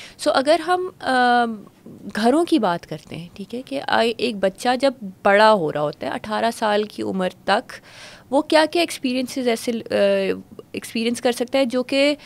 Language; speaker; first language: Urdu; native; Urdu